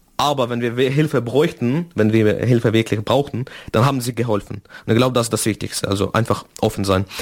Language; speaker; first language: German; non-native, fluent; Russian